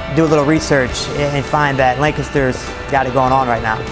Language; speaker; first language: English; native; English